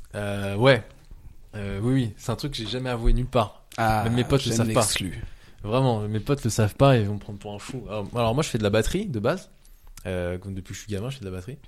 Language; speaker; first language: French; early bilingual, other home language; Vietnamese